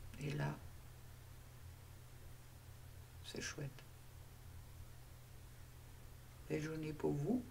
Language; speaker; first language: French; non-native, fluent; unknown